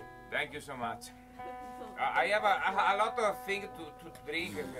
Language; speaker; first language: English; non-native, learner; Italian